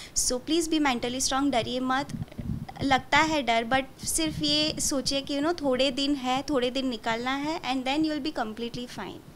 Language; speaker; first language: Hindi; non-native, local second language; Gujarati